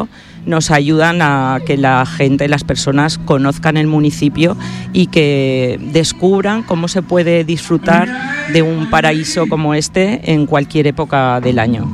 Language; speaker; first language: Spanish; native; Spanish